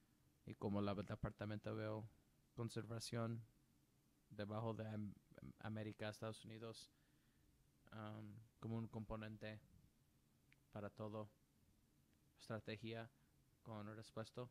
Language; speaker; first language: Spanish; non-native, learner; English